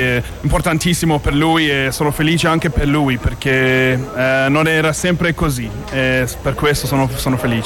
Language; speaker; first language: Italian; non-native, learner; English